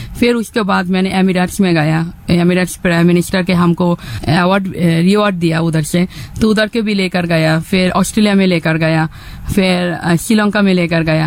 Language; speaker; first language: Hindi; non-native, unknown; Bangla